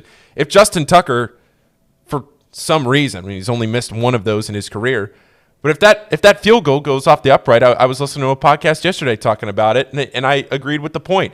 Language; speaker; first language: English; native; English